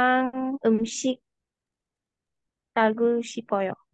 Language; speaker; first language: Korean; non-native, learner; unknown